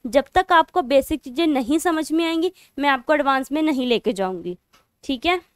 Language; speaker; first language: Hindi; non-native, local second language; Punjabi